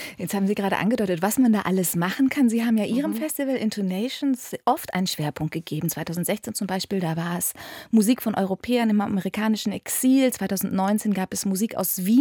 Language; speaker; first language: German; native; German